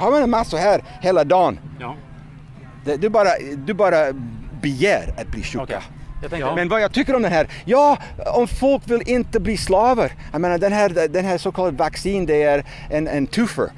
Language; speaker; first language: Swedish; non-native, fluent; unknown